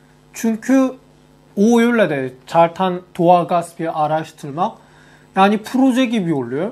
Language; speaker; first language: Turkish; non-native, learner; Korean